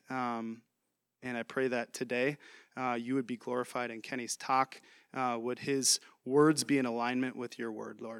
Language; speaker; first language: English; native; English